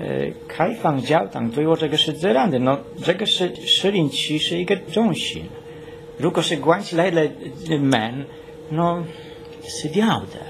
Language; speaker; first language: Chinese; non-native, learner; Polish